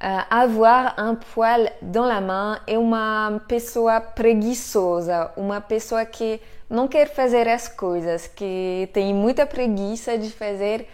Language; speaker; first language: Portuguese; non-native, fluent; French